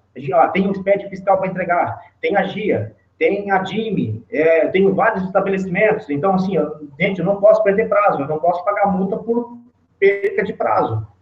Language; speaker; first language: Portuguese; native; Portuguese